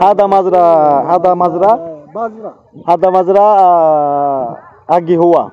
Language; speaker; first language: Arabic; non-native, learner; Bangla